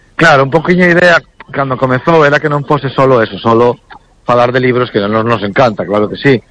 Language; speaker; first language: Galician; non-native, local second language; Spanish